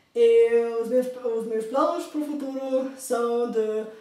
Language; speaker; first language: Portuguese; non-native, fluent; Bulgarian